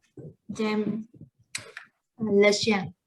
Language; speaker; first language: French; non-native, learner; Vietnamese